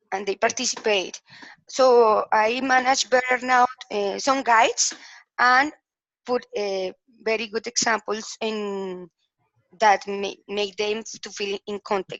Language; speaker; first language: English; non-native, learner; Spanish